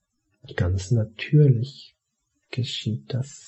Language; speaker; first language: German; native; German